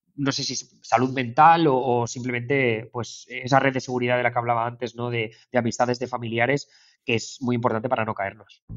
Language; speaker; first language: Spanish; native; Spanish